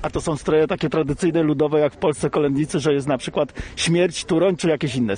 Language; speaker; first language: Polish; native; Polish